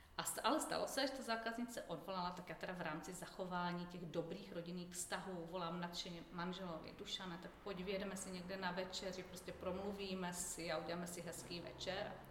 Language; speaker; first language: Czech; native; Czech